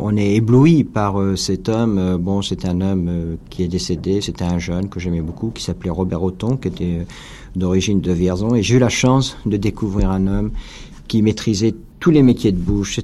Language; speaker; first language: French; native; French